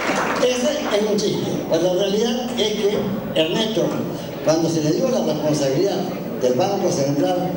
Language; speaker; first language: Spanish; native; Spanish